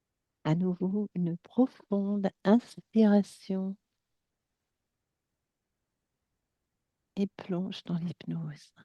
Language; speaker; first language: French; native; French